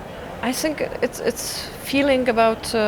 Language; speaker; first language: English; non-native, fluent; Czech